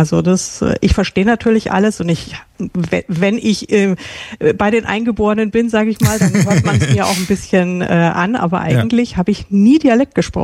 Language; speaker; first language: German; native; German